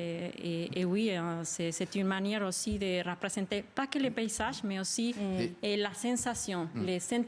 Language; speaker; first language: French; non-native, fluent; Spanish